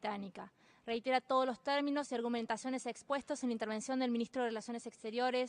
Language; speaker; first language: Spanish; native; Spanish